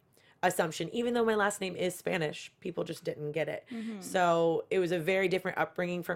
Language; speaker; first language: English; native; English